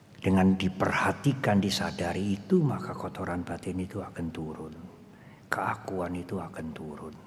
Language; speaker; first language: Indonesian; non-native, local second language; Javanese